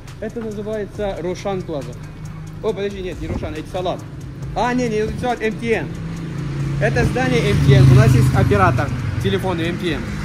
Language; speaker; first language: Russian; non-native, fluent; Persian